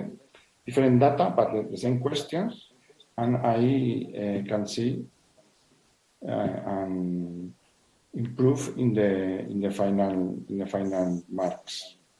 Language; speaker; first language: English; non-native, learner; Spanish